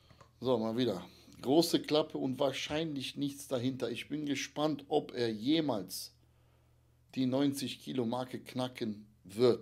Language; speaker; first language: German; native; German